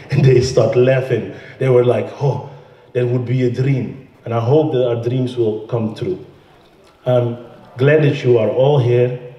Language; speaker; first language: English; non-native, fluent; Dutch